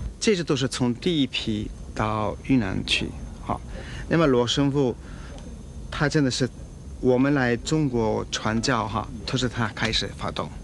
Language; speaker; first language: Chinese; non-native, fluent; Italian